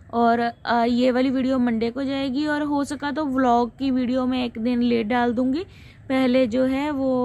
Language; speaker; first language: Hindi; non-native, local second language; Punjabi